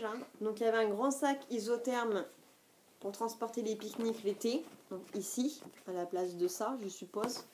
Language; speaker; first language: French; native; French